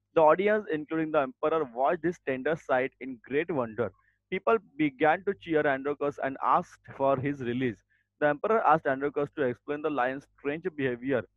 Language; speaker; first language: English; non-native, local second language; Marathi